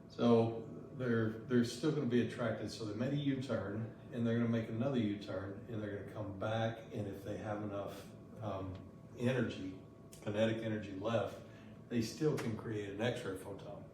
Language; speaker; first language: English; native; English